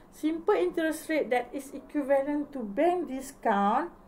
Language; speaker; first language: English; non-native, local second language; Malay